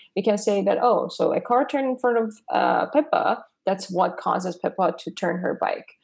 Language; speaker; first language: English; non-native, fluent; Persian